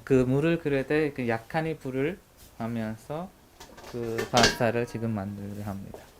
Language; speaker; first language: Korean; non-native, learner; Hungarian